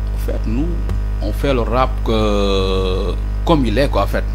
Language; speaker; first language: French; non-native, local second language; Fula